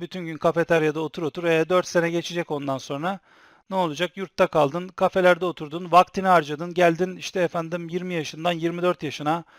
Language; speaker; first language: Turkish; native; Turkish